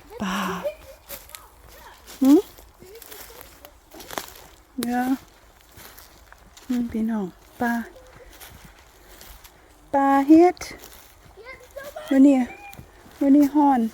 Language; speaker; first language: Swedish; non-native, learner; Thai